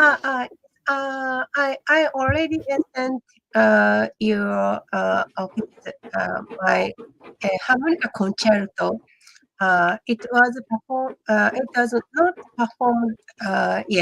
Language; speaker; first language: English; non-native, learner; Japanese